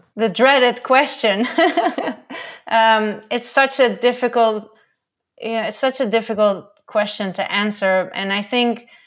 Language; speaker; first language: English; non-native, fluent; Dutch